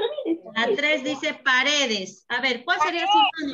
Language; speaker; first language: Spanish; native; Spanish